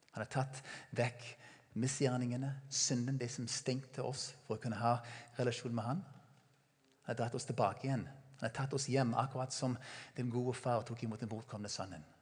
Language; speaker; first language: Norwegian; non-native, fluent; English